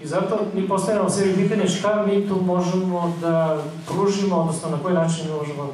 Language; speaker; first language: Bosnian; native; Bosnian